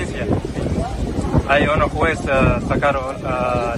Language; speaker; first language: Spanish; non-native, learner; Arabic